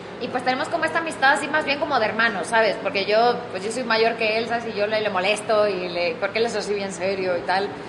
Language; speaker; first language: Spanish; native; Spanish